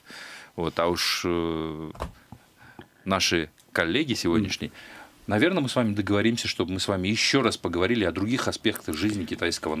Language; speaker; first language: Russian; native; Russian